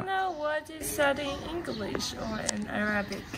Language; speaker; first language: English; non-native, fluent; Chinese